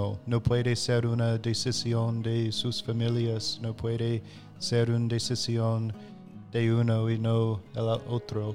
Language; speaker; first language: Spanish; non-native, fluent; English